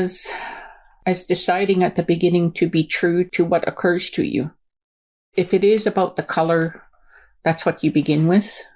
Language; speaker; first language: English; non-native, local second language; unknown